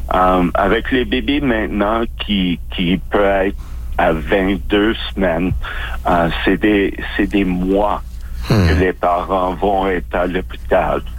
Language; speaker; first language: French; non-native, local second language; English